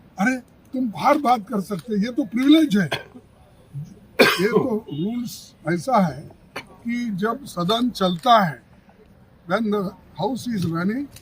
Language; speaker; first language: Hindi; non-native, local second language; Kannada